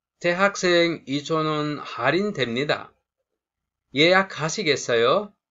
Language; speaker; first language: Korean; non-native, fluent; Sinhala